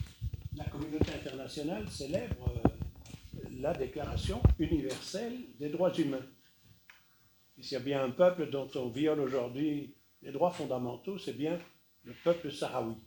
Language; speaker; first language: French; native; French